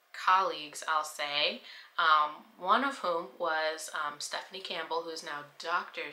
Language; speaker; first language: English; native; English